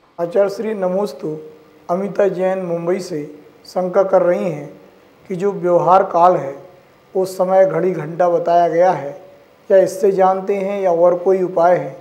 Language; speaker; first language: Hindi; native; Hindi